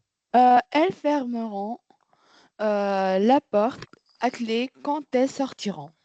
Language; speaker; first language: French; non-native, learner; Arabic